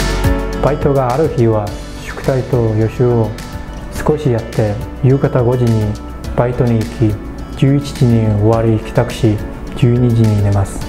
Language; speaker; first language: Japanese; non-native, fluent; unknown